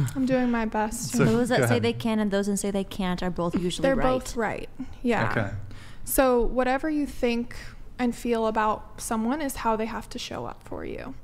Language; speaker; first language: English; native; English